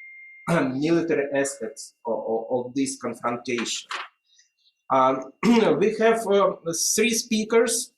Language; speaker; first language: English; non-native, fluent; Russian